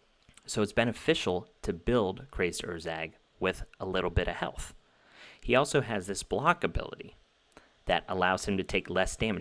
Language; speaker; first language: English; native; English